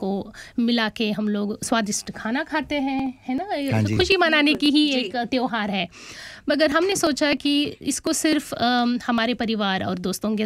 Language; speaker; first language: Hindi; non-native, local second language; Kannada